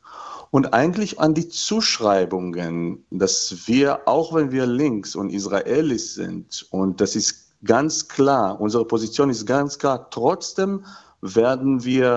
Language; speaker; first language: German; non-native, fluent; Hebrew